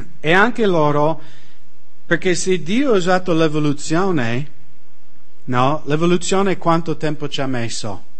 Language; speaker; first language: Italian; non-native, fluent; English